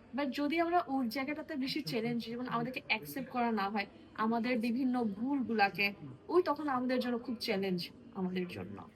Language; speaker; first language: Bangla; non-native, local second language; Marma